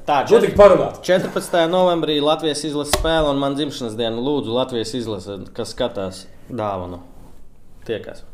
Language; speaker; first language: Latvian; native; Latvian